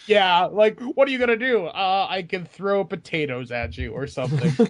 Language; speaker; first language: English; native; English